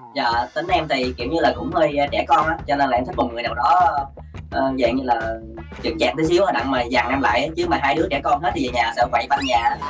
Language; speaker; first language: Vietnamese; native; Vietnamese